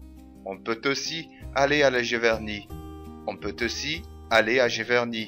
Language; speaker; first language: French; non-native, fluent; Arabic